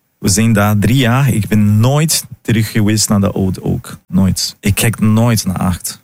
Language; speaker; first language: Dutch; non-native, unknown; Portuguese